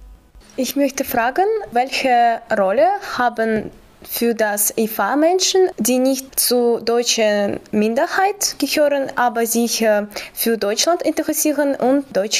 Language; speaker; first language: German; non-native, learner; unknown